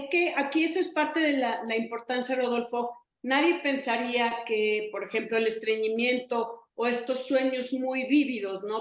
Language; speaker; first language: Spanish; native; Spanish